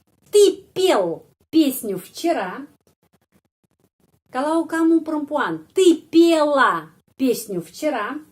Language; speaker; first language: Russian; non-native, fluent; Indonesian